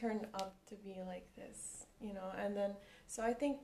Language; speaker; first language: English; non-native, local second language; Cebuano